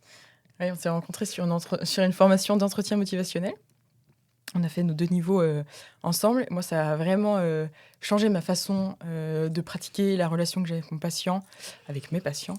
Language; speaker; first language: French; native; French